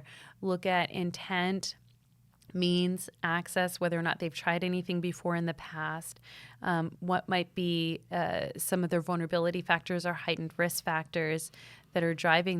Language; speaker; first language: English; native; English